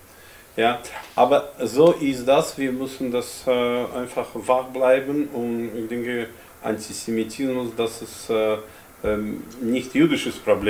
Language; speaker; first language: German; non-native, fluent; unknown